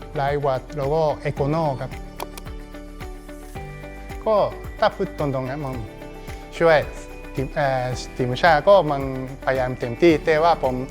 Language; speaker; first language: Thai; non-native, learner; Japanese